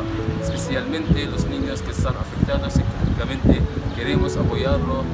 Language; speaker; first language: Spanish; non-native, learner; Arabic